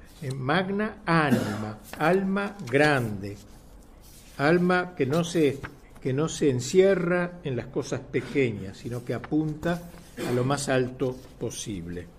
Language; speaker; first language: Spanish; native; Spanish